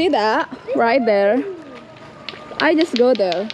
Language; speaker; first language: English; non-native, learner; Indonesian